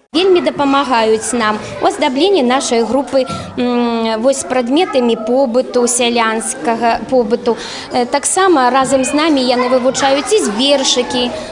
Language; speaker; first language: Belarusian; non-native, local second language; Russian